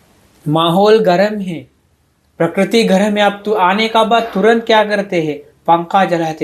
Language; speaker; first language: Hindi; non-native, fluent; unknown